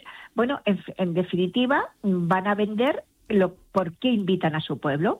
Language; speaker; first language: Spanish; native; Spanish